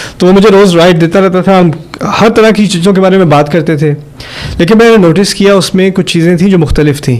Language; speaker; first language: Urdu; early bilingual, heritage; German